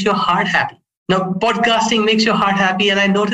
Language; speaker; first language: English; non-native, local second language; Hindi